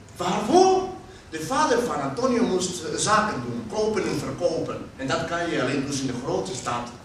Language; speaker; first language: Dutch; non-native, fluent; Spanish